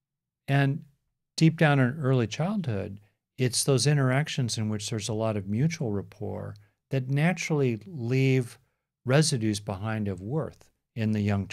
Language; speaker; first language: English; native; English